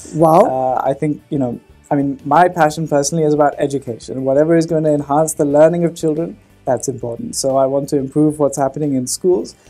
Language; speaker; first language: English; native; English